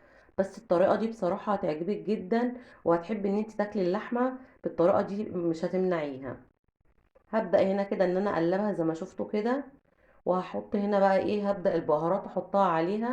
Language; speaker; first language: Arabic; native; Arabic